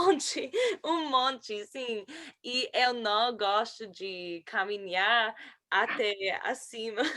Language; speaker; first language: Portuguese; non-native, learner; English